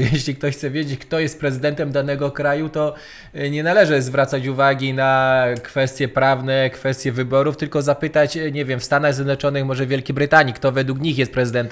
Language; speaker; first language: Polish; native; Polish